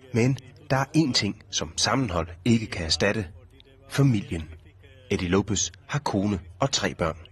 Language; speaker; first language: Danish; native; Danish